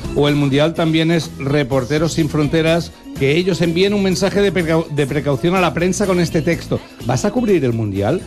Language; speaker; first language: Spanish; native; Spanish